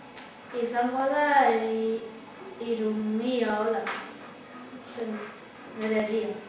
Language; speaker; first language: Basque; early bilingual, other home language; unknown